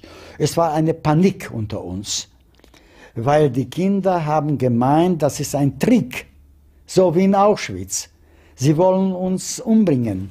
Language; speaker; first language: German; non-native, fluent; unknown